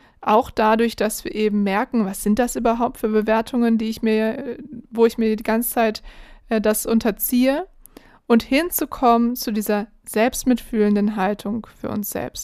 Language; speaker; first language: German; native; German